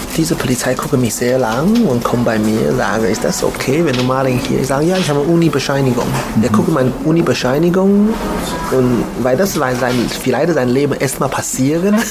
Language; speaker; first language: German; non-native, learner; Chinese